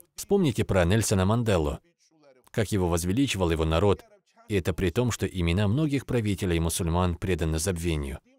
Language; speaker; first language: Russian; non-native, local second language; Avaric